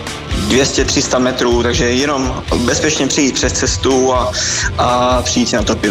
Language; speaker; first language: Czech; native; Czech